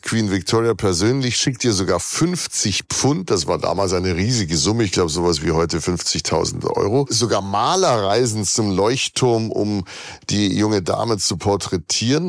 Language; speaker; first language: German; native; German